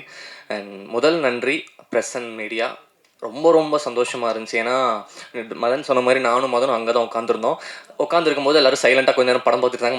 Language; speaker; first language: Tamil; native; Tamil